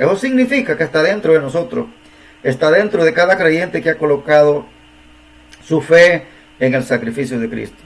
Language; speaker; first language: Spanish; native; Spanish